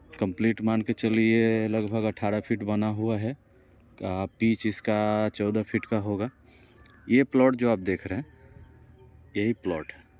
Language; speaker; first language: Hindi; native; Hindi